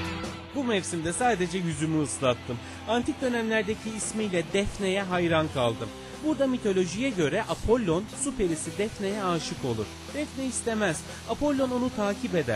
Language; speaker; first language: Turkish; native; Turkish